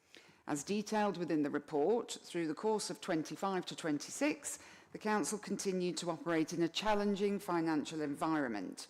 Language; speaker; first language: English; native; English